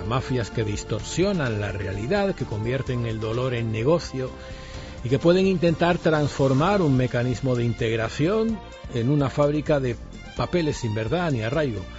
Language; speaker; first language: Spanish; native; Spanish